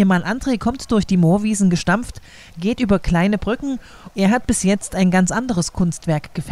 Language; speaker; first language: German; native; German